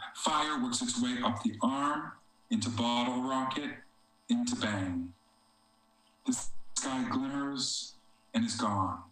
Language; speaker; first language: English; native; English